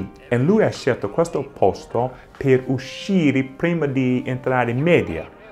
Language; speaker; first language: Italian; non-native, fluent; English